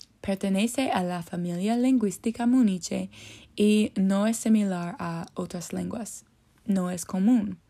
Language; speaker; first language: Spanish; non-native, learner; English